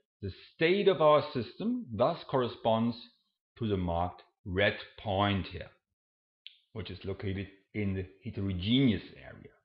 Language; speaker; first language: English; non-native, fluent; German